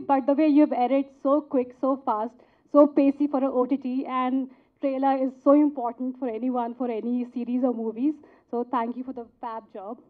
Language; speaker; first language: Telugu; non-native, local second language; Hindi